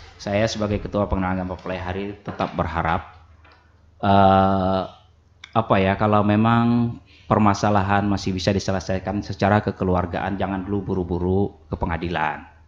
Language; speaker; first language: Indonesian; non-native, local second language; Banjar